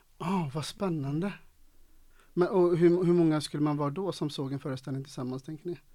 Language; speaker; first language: Swedish; native; Swedish